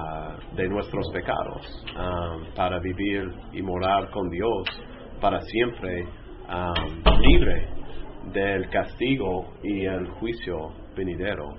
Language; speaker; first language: Spanish; non-native, fluent; English